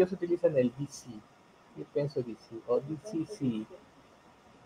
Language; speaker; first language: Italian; non-native, learner; Spanish